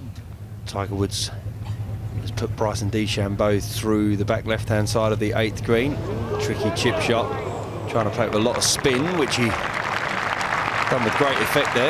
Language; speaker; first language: English; native; English